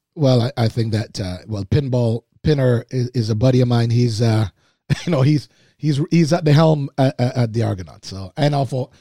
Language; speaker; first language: English; native; English